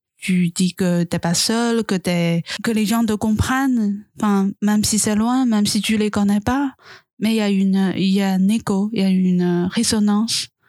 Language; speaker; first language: French; non-native, fluent; Chinese